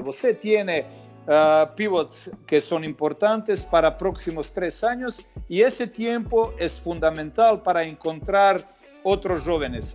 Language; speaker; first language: Spanish; non-native, fluent; Croatian